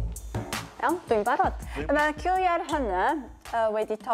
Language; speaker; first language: Welsh; non-native, learner; Japanese